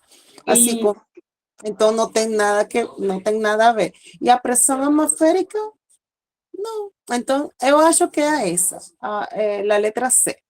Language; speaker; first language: Portuguese; non-native, fluent; Spanish